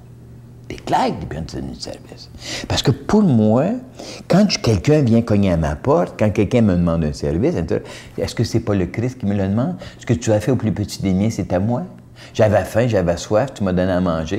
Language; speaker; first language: French; native; French